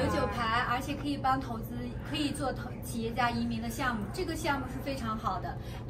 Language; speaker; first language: Chinese; native; Chinese